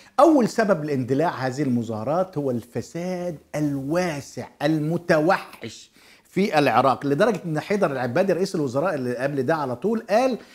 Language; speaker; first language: Arabic; native; Arabic